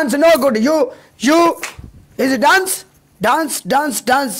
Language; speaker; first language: English; non-native, learner; Punjabi